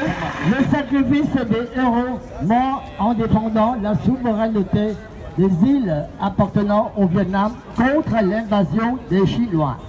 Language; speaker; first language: French; non-native, fluent; Vietnamese